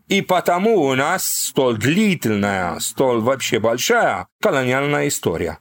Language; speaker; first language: Russian; non-native, fluent; Maltese